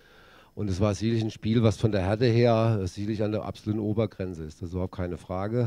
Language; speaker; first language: German; native; German